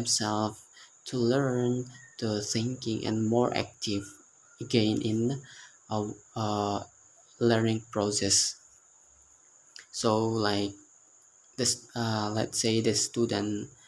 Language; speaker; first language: English; non-native, learner; Indonesian